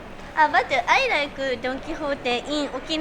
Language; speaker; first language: English; non-native, learner; Japanese